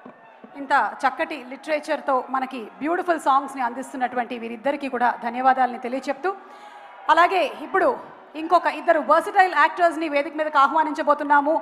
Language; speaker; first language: Telugu; native; Telugu